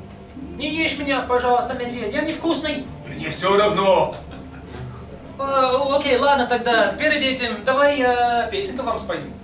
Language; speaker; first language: Russian; non-native, fluent; English